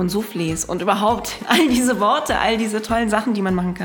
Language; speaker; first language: German; native; German